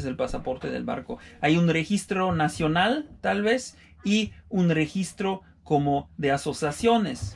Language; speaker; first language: Spanish; non-native, fluent; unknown